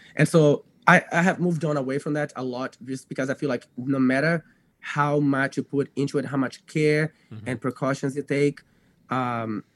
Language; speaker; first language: English; non-native, fluent; Portuguese